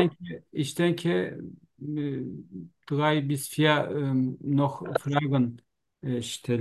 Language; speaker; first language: German; non-native, learner; Turkish